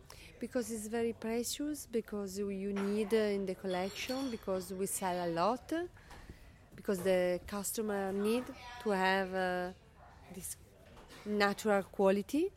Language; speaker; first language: English; non-native, learner; Italian